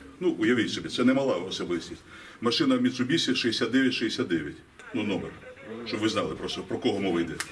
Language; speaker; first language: Ukrainian; native; Ukrainian